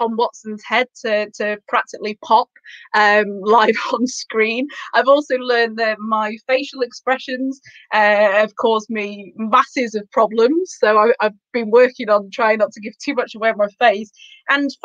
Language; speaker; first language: English; native; English